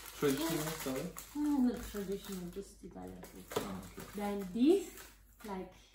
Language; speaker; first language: English; non-native, learner; Italian